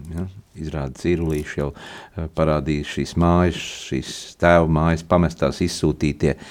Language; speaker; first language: Latvian; native; Latvian